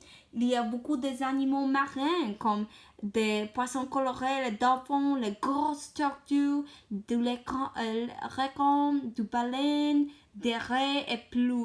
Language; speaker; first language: French; non-native, learner; English